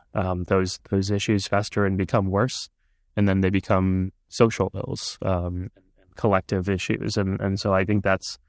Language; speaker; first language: English; early bilingual, other home language; Punjabi